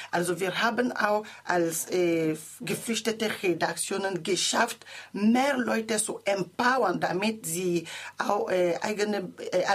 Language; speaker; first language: German; non-native, learner; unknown